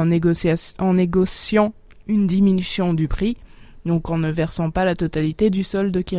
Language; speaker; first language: French; native; French